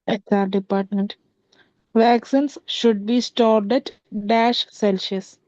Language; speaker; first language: English; non-native, local second language; Malayalam